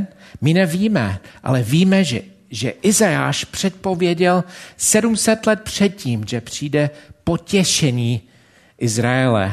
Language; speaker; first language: Czech; non-native, fluent; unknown